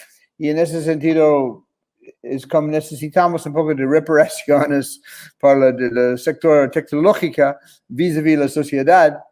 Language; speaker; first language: Spanish; non-native, fluent; English